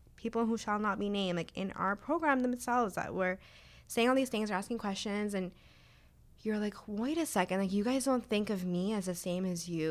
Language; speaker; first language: English; native; English